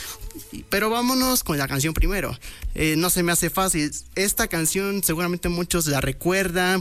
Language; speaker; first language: Spanish; native; Spanish